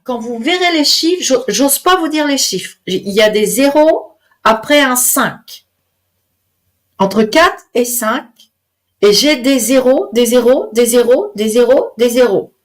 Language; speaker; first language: French; native; French